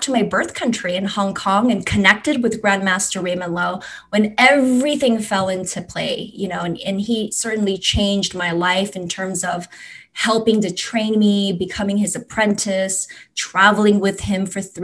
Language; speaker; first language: English; non-native, local second language; Cantonese